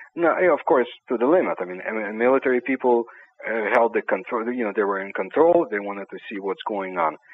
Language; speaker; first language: English; non-native, fluent; Ukrainian